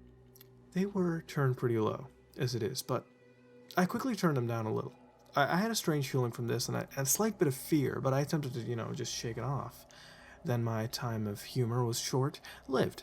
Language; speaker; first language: English; native; English